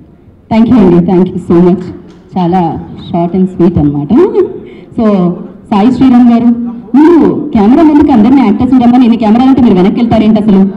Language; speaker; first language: Telugu; native; Telugu